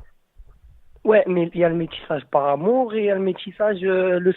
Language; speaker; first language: French; native; French